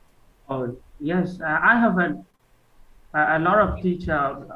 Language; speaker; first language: English; non-native, learner; Burmese